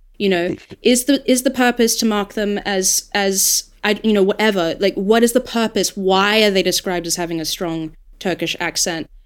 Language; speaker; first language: English; native; English